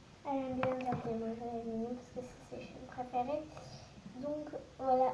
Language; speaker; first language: French; native; French